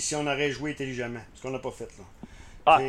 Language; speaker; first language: French; native; French